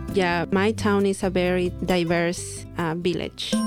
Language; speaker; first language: English; non-native, fluent; Spanish